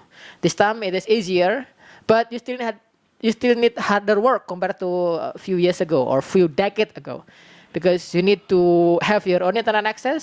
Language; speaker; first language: English; non-native, learner; Indonesian